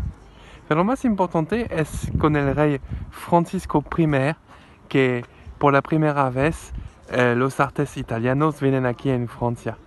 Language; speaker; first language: Spanish; non-native, learner; French